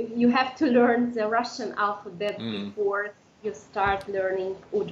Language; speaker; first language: English; non-native, fluent; Udmurt